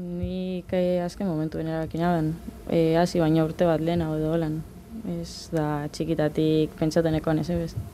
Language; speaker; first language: Basque; native; Basque